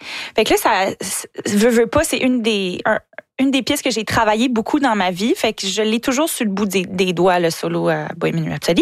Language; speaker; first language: French; native; French